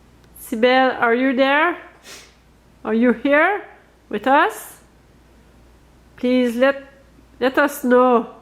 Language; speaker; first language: English; non-native, learner; French